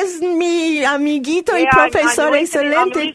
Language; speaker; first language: Spanish; non-native, learner; English